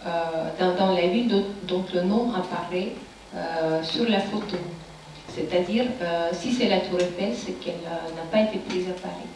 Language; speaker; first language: French; non-native, fluent; Russian